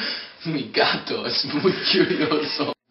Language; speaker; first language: Spanish; non-native, learner; English